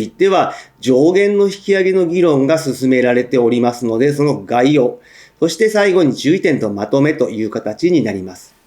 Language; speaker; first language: Japanese; native; Japanese